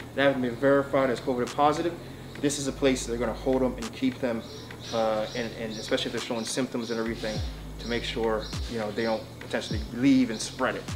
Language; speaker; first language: English; native; English